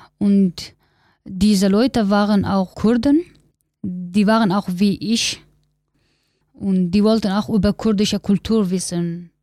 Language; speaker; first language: German; non-native, learner; Kurdish